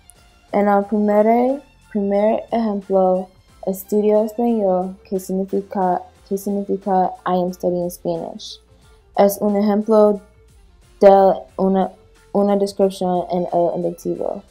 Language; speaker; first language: Spanish; non-native, learner; English